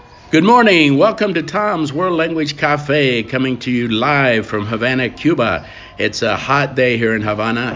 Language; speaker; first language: English; native; English